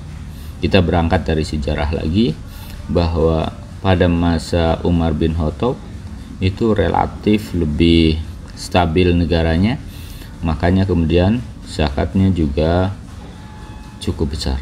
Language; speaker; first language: Indonesian; native; Indonesian